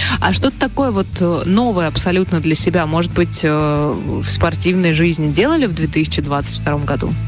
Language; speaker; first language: Russian; native; Russian